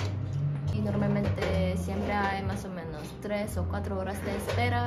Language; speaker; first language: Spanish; non-native, learner; Korean